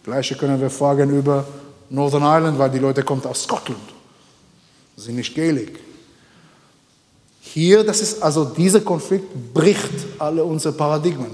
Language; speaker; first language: German; non-native, learner; Hebrew